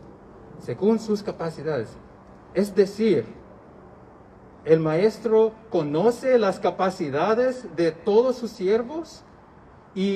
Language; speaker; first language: Spanish; non-native, learner; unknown